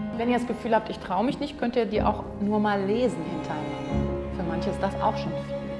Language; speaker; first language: German; native; German